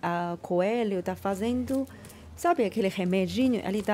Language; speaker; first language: Portuguese; non-native, learner; Chinese